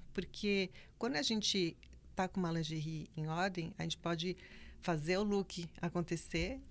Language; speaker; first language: Portuguese; native; Portuguese